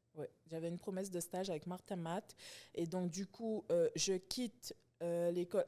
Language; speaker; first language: French; native; French